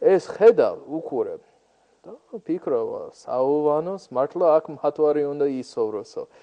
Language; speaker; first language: Georgian; non-native, fluent; English